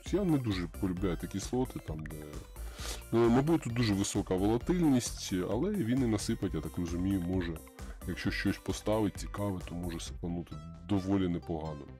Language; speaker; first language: Ukrainian; non-native, local second language; Russian